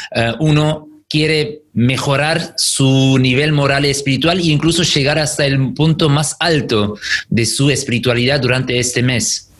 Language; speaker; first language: Spanish; non-native, fluent; German